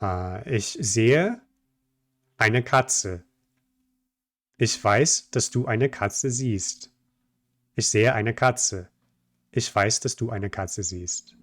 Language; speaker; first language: German; non-native, fluent; English